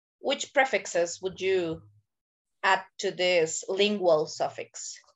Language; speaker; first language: English; non-native, fluent; Spanish